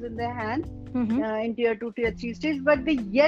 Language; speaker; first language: English; non-native, local second language; Hindi